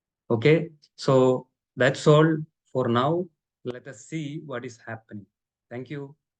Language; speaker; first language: English; non-native, local second language; Malayalam